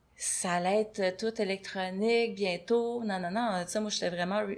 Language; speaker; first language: French; native; French